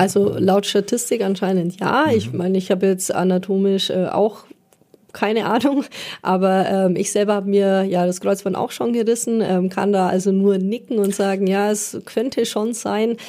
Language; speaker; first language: German; native; German